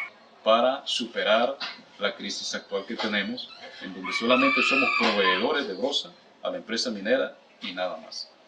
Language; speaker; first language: Spanish; native; Spanish